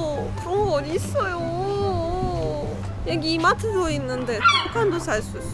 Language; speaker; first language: Korean; non-native, fluent; Russian